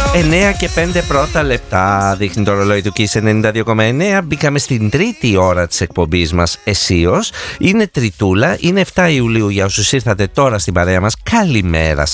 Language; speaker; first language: Greek; native; Greek